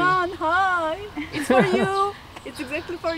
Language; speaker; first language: English; non-native, learner; Russian